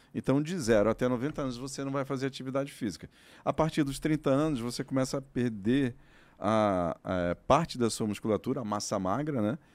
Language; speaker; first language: Portuguese; native; Portuguese